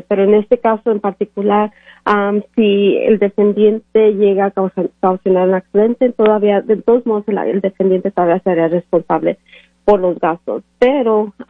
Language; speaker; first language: Spanish; early bilingual, other home language; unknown